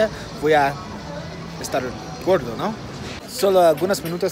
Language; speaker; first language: Spanish; non-native, fluent; English